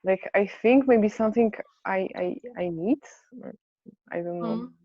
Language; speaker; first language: English; non-native, learner; Polish